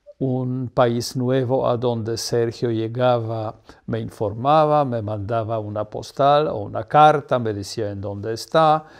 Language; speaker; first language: Spanish; non-native, fluent; Polish